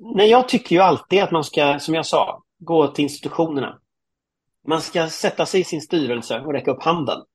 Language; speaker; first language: Swedish; native; Swedish